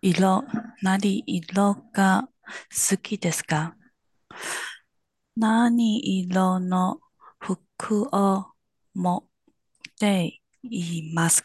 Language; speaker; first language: Japanese; non-native, learner; Chinese